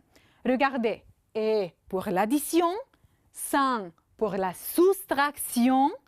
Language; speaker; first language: French; non-native, fluent; Romanian